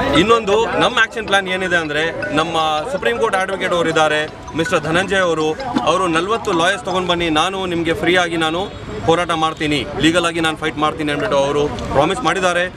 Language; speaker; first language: Kannada; non-native, local second language; Urdu